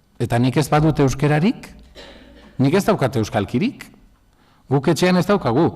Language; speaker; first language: Basque; non-native, local second language; Spanish